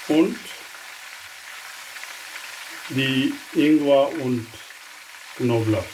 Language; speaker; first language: German; non-native, learner; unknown